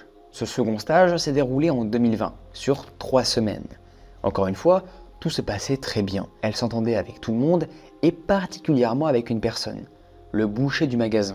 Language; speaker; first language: French; native; French